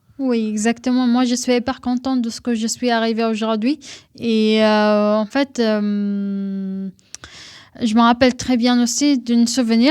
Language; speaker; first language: French; non-native, fluent; Arabic